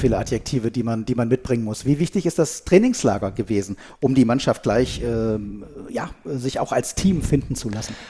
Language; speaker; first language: German; native; German